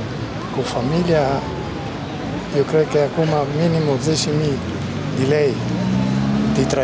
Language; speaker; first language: Romanian; non-native, learner; Italian